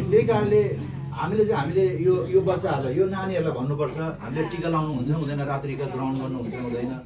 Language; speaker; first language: Nepali; non-native, local second language; Eastern Tamang